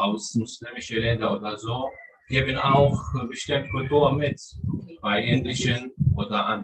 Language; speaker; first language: German; non-native, learner; Arabic